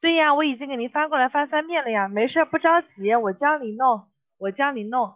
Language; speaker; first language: Chinese; native; Chinese